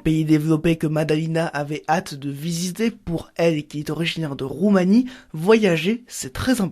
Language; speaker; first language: French; native; French